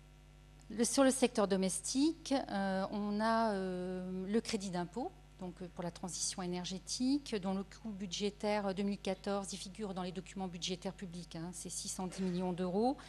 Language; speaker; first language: French; native; French